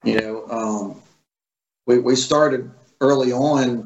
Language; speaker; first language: English; native; English